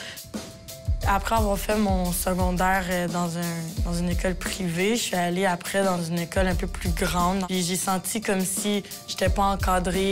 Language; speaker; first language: French; native; French